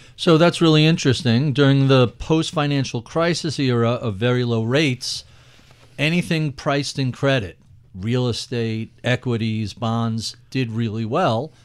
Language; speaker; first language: English; native; English